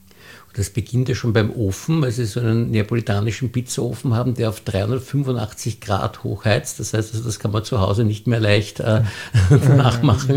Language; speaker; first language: German; native; German